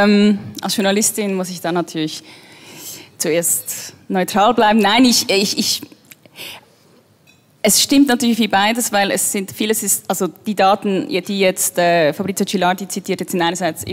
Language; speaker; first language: German; native; German